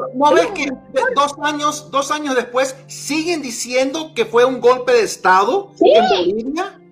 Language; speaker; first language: Spanish; early bilingual, heritage; Spanish